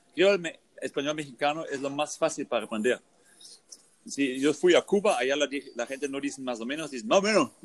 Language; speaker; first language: Spanish; non-native, fluent; German